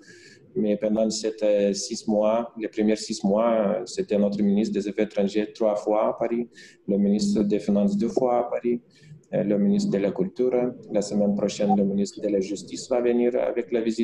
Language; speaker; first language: French; non-native, fluent; Lithuanian